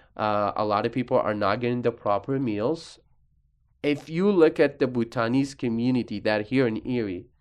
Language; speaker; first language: English; early bilingual, other home language; Arabic